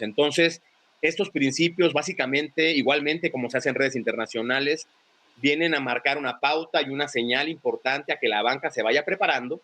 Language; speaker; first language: Spanish; native; Spanish